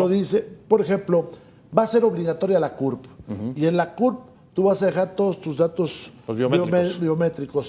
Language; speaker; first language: Spanish; native; Spanish